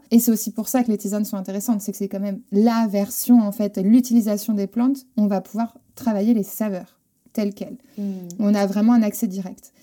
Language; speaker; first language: French; non-native, fluent; Spanish